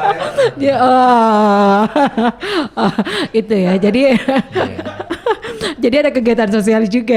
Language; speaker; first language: Indonesian; native; Indonesian